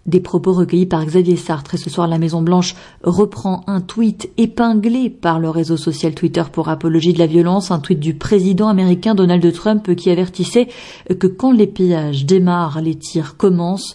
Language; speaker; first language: French; native; French